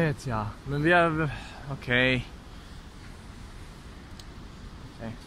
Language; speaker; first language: Swedish; non-native, learner; Italian